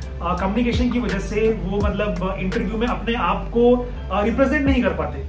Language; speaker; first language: Hindi; native; Hindi